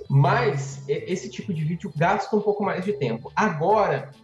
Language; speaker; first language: Portuguese; native; Portuguese